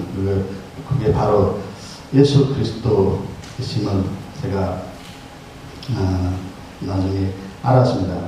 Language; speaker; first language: Korean; non-native, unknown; Nepali